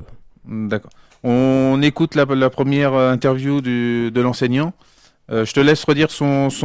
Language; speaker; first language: French; native; French